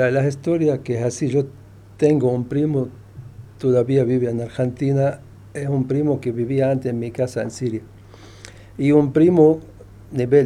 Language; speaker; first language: Spanish; non-native, fluent; Arabic